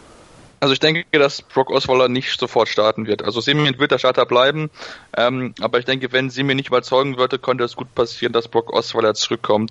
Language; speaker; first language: German; native; German